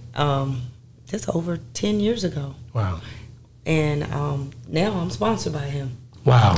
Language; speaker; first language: English; native; English